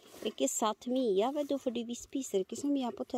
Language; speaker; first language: Norwegian; non-native, learner; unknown